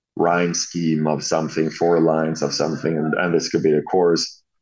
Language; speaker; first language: English; non-native, fluent; Swedish